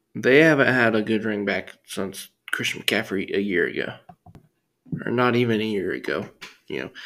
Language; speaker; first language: English; native; English